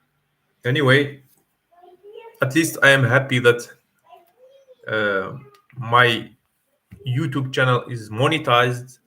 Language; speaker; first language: English; non-native, fluent; Arabic